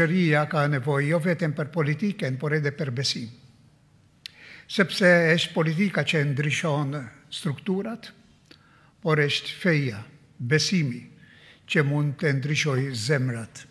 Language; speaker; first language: Albanian; non-native, fluent; Maltese